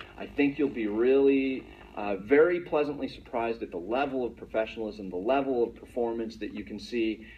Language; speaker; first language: English; native; English